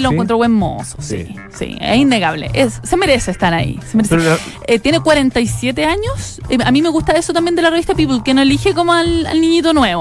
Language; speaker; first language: Spanish; native; Spanish